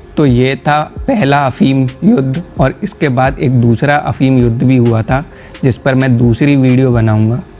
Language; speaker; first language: Hindi; native; Hindi